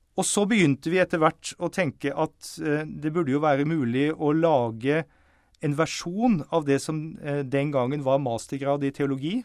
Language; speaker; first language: Norwegian; native; Norwegian